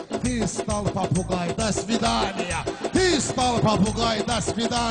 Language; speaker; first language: Russian; non-native, learner; Azerbaijani